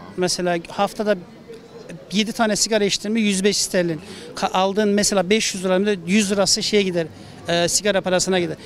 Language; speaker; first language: Turkish; native; Turkish